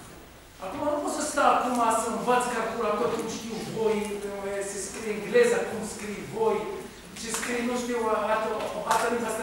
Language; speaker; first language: Romanian; non-native, learner; Hebrew